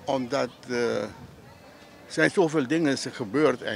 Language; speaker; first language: Dutch; non-native, local second language; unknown